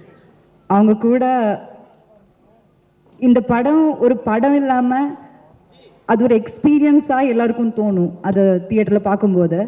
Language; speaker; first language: Tamil; non-native, fluent; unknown